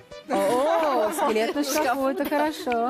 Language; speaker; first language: Russian; native; Russian